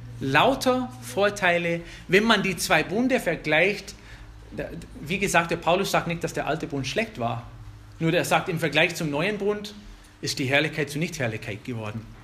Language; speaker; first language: German; non-native, fluent; English